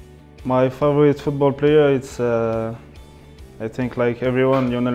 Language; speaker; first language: English; non-native, learner; French